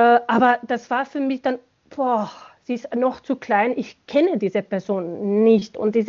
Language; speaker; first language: German; non-native, fluent; Bosnian